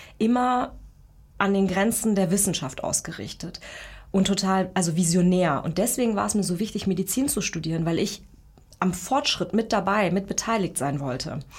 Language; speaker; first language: German; early bilingual, other home language; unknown